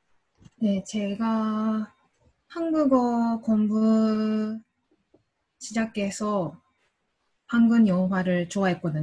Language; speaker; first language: Korean; non-native, learner; Japanese